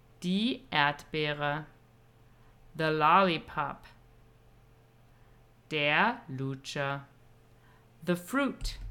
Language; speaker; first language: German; non-native, fluent; English